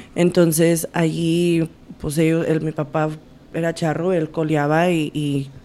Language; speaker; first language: Spanish; early bilingual, heritage; Spanish